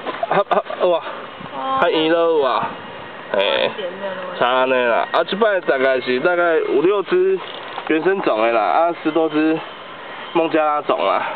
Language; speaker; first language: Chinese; non-native, local second language; Min Nan Chinese